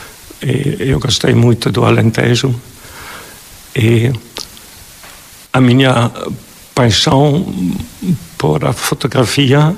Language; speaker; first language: Portuguese; non-native, fluent; German